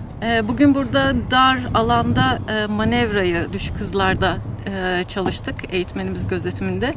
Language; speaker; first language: Turkish; native; Turkish